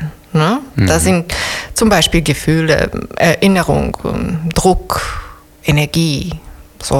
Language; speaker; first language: German; non-native, learner; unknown